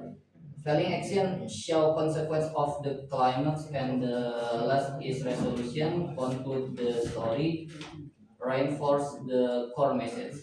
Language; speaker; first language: English; non-native, learner; Indonesian